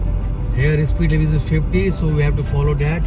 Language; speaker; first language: English; non-native, local second language; Hindi